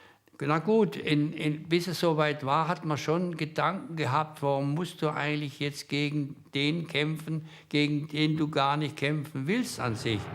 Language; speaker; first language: German; native; German